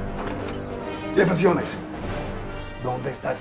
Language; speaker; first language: Spanish; native; Spanish